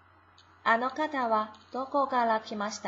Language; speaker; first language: Japanese; non-native, fluent; Chinese